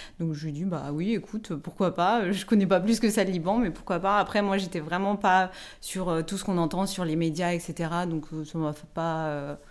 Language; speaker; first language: French; native; French